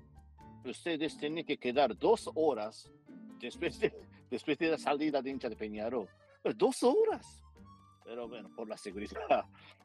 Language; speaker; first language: Spanish; non-native, fluent; Japanese